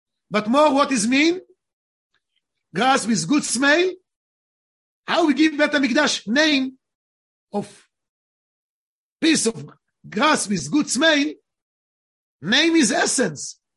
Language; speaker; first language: English; non-native, fluent; Hebrew